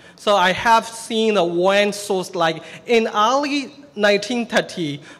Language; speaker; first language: English; non-native, fluent; Burmese